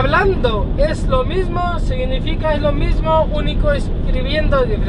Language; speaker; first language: Spanish; non-native, learner; Urdu